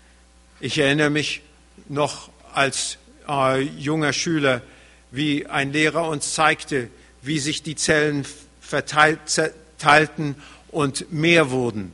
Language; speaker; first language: German; early bilingual, heritage; German